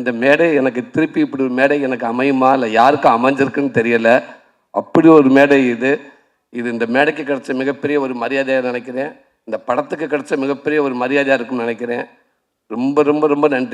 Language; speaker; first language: Tamil; native; Tamil